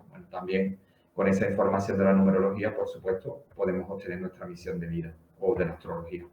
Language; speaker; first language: Spanish; native; Spanish